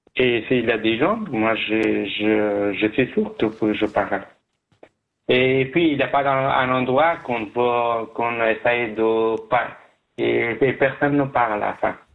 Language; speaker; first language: French; non-native, learner; Persian